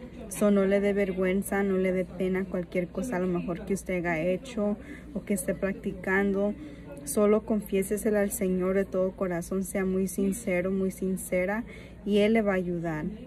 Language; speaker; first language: Spanish; early bilingual, heritage; Spanish